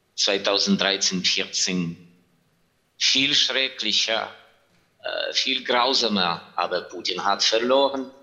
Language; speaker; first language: German; non-native, fluent; Ukrainian